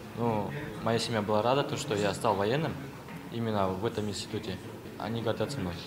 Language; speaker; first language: Russian; non-native, local second language; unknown